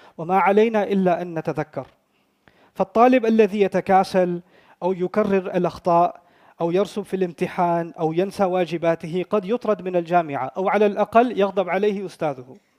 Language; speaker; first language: Arabic; non-native, fluent; Urdu